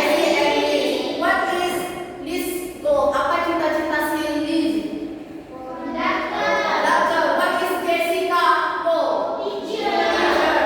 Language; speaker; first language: English; non-native, fluent; Indonesian